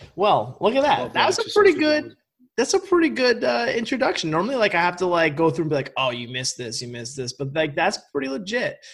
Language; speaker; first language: English; native; English